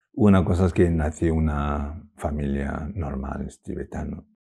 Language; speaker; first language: Spanish; non-native, fluent; Chinese